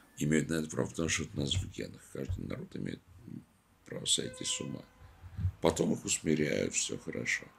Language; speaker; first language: Russian; native; Russian